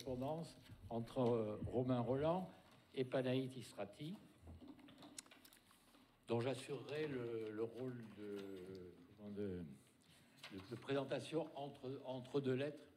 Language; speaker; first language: French; native; French